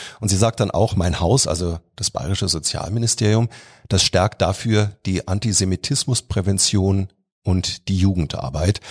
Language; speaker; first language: German; native; German